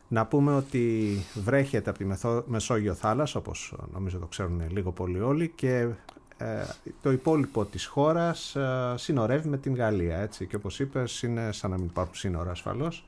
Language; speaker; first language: Greek; native; Greek